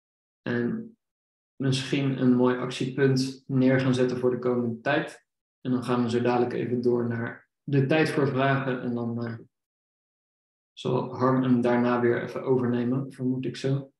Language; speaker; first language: Dutch; native; Dutch